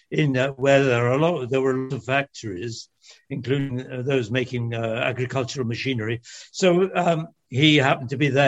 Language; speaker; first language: English; early bilingual, other home language; French